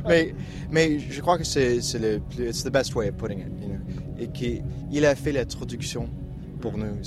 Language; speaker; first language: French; non-native, local second language; English